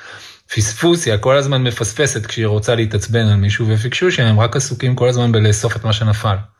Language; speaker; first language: Hebrew; native; Hebrew